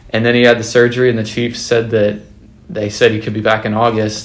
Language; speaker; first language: English; native; English